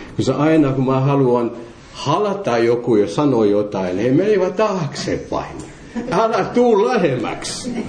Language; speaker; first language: Finnish; non-native, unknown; Morisyen